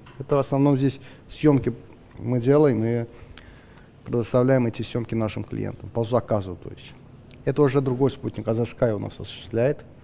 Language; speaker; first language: Russian; non-native, local second language; Azerbaijani